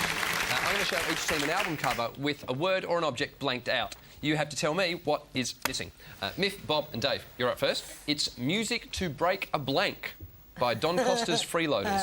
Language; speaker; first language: English; native; English